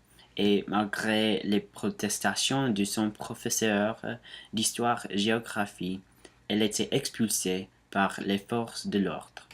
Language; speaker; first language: French; non-native, learner; English